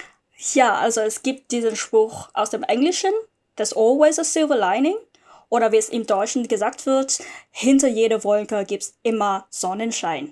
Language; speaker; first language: German; non-native, fluent; Vietnamese